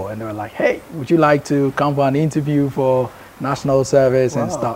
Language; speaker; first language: English; non-native, local second language; Akan